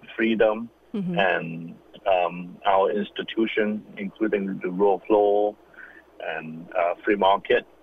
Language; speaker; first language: English; non-native, local second language; Cantonese